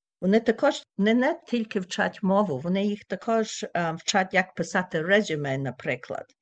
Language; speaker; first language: Ukrainian; early bilingual, heritage; Ukrainian